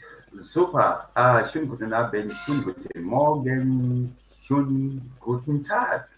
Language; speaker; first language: German; non-native, fluent; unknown